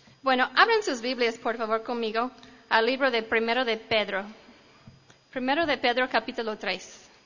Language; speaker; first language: Spanish; non-native, fluent; English